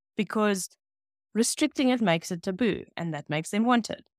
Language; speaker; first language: English; non-native, local second language; Afrikaans